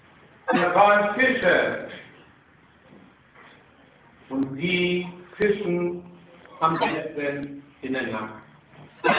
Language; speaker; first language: German; non-native, fluent; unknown